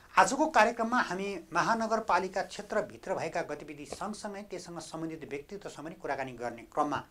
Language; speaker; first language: Nepali; native; Nepali